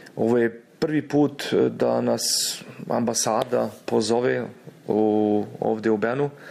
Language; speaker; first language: Serbian; early bilingual, heritage; Serbian